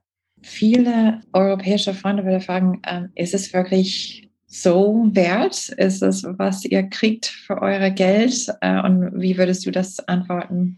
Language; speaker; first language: German; non-native, fluent; English